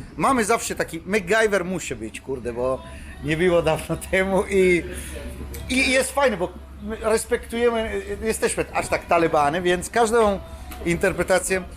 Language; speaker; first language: Polish; non-native, fluent; Italian